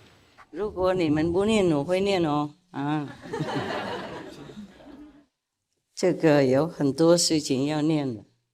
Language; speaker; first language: Chinese; non-native, fluent; Vietnamese